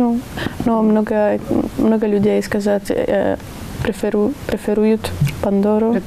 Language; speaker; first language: Russian; non-native, learner; Italian